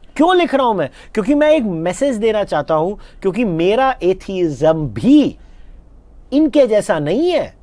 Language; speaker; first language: Hindi; native; Hindi